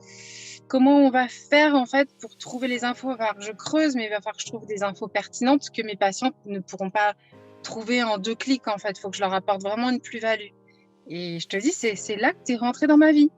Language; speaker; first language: French; native; French